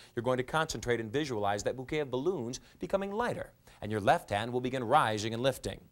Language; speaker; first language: English; native; English